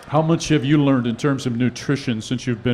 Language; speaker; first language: English; native; English